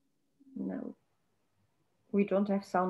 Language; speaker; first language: English; non-native, fluent; Portuguese